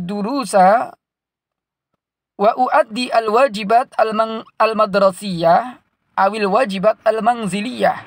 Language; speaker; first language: Arabic; non-native, fluent; Indonesian